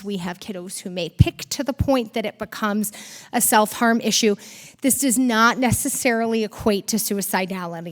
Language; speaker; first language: English; native; English